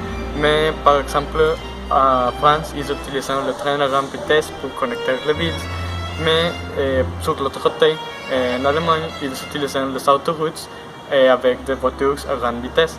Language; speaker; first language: French; non-native, learner; Spanish